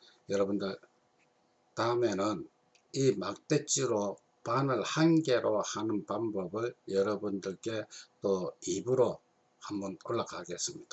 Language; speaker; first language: Korean; native; Korean